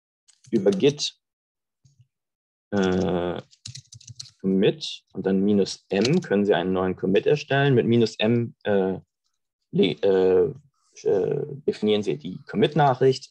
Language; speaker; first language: German; native; German